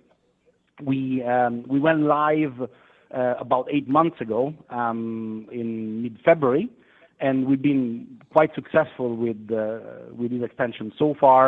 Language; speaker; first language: English; non-native, fluent; Italian